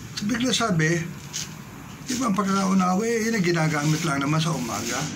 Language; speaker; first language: Filipino; native; Filipino